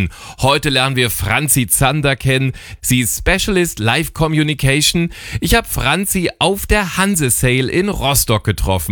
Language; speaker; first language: German; native; German